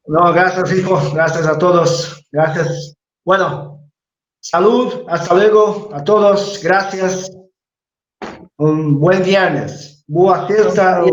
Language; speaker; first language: Spanish; non-native, fluent; Portuguese